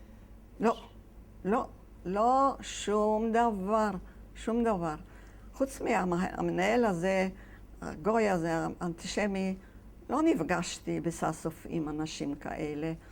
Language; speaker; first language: Hebrew; non-native, fluent; Yiddish